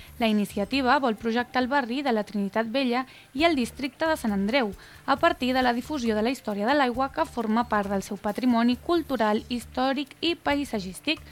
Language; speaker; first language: Catalan; native; Catalan